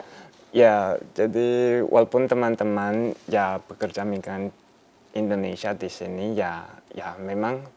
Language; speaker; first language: Indonesian; non-native, fluent; Chinese